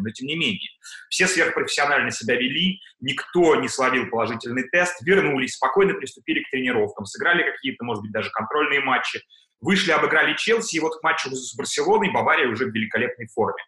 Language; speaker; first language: Russian; native; Russian